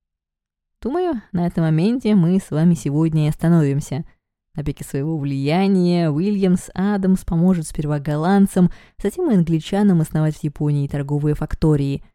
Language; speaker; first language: Russian; native; Russian